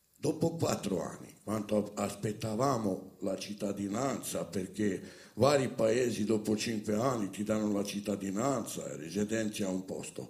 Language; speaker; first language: Italian; non-native, fluent; Romany